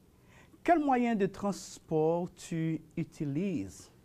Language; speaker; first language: French; non-native, fluent; Spanish